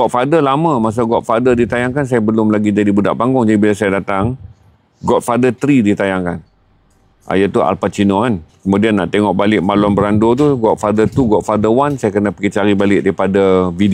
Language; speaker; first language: Malay; native; Malay